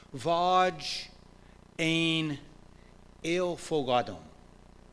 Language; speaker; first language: Hungarian; non-native, fluent; English